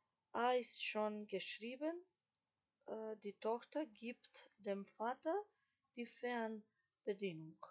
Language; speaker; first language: German; non-native, fluent; Macedonian